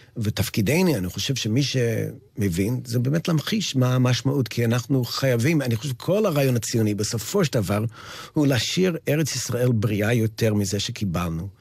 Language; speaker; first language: Hebrew; non-native, fluent; English